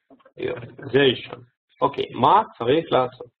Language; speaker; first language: Hebrew; non-native, fluent; Russian